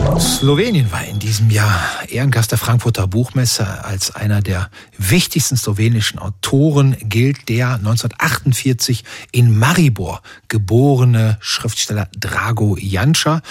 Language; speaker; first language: German; native; German